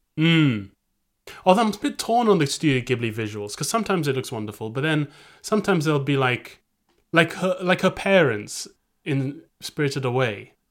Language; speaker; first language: English; native; English